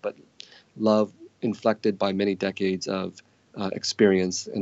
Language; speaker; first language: English; native; English